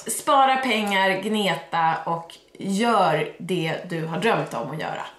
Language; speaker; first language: Swedish; native; Swedish